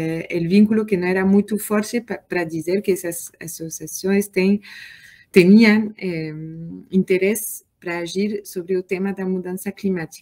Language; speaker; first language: Portuguese; non-native, learner; French